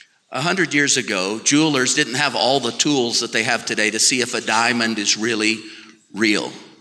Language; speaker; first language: English; native; English